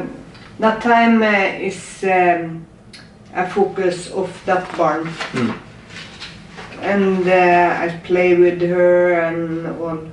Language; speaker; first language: English; non-native, learner; Norwegian